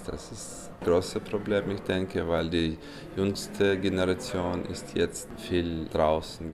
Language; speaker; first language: German; non-native, fluent; Ukrainian